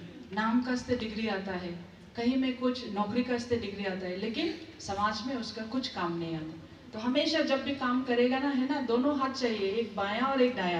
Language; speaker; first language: Hindi; non-native, local second language; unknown